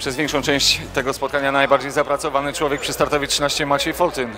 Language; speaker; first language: Polish; native; Polish